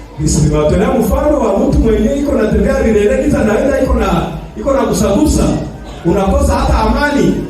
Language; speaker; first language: Swahili; non-native, local second language; Kinyarwanda